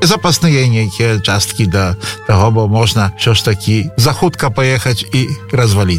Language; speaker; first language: Belarusian; native; Belarusian